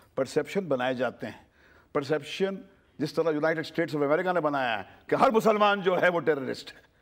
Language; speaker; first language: Hindi; native; Hindi